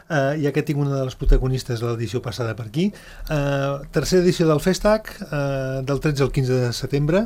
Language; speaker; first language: Catalan; native; Catalan